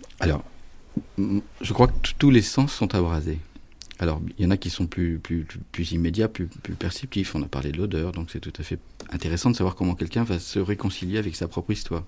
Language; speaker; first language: French; native; French